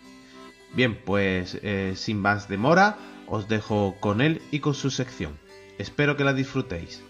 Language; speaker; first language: Spanish; native; Spanish